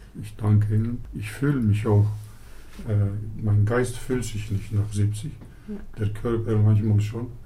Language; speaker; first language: German; early bilingual, other home language; Turkish